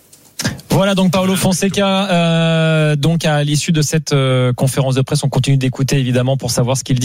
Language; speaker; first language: French; native; French